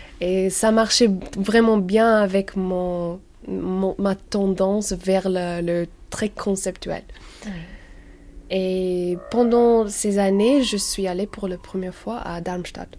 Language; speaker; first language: French; non-native, learner; English